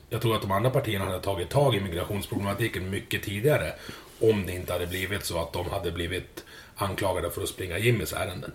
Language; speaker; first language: Swedish; native; Swedish